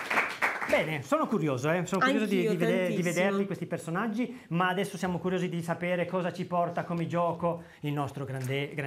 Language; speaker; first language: Italian; native; Italian